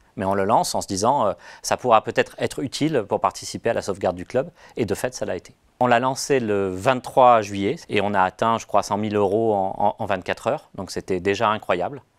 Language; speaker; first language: French; native; French